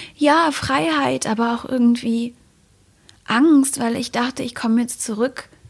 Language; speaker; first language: German; native; German